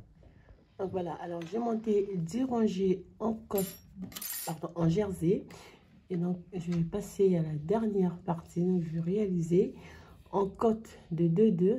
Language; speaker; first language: French; non-native, local second language; Arabic